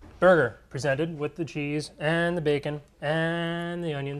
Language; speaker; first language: English; native; English